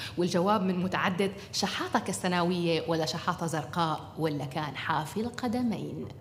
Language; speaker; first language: Arabic; native; Arabic